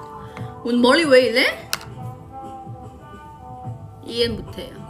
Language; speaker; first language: Korean; non-native, learner; Chinese